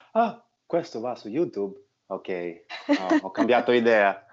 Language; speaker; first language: Italian; non-native, fluent; English